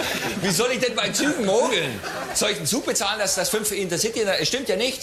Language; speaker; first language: German; native; German